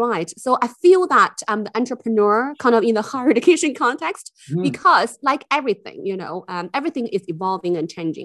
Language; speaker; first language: English; non-native, fluent; Chinese